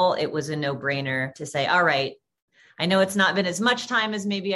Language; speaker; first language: English; native; English